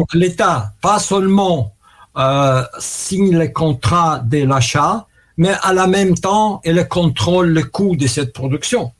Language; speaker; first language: French; non-native, learner; Russian